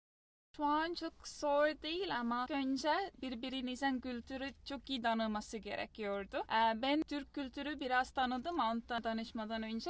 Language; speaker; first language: Turkish; non-native, fluent; Estonian